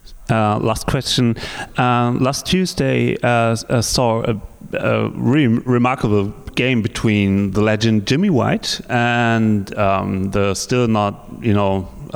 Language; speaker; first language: English; non-native, fluent; German